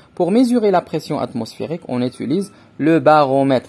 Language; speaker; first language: French; non-native, local second language; Arabic